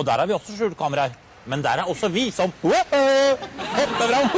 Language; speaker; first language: Norwegian; native; Norwegian